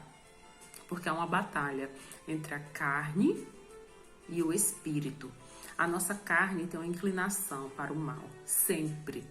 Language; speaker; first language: Portuguese; native; Portuguese